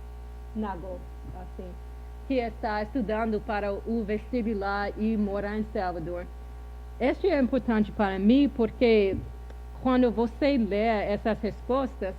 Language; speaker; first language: Portuguese; non-native, fluent; English